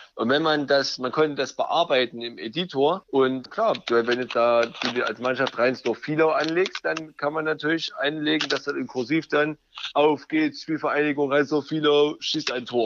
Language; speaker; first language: German; native; German